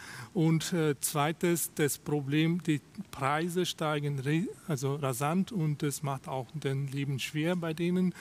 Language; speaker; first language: German; non-native, fluent; Russian